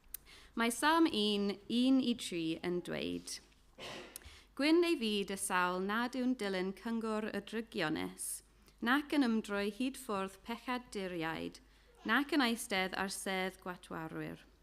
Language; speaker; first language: Welsh; non-native, fluent; English